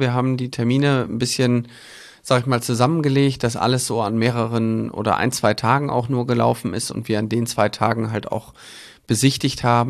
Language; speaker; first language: German; native; German